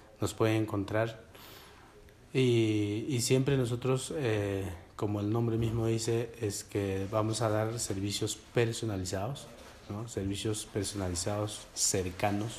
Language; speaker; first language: Spanish; non-native, local second language; Quechua